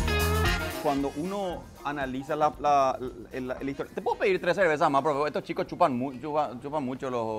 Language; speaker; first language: Spanish; native; Spanish